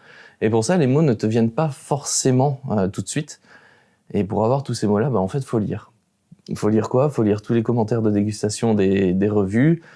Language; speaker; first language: French; native; French